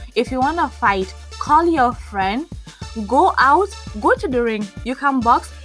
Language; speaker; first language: English; non-native, local second language; Hausa